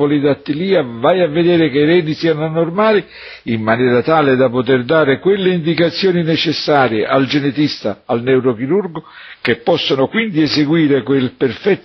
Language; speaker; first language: Italian; native; Italian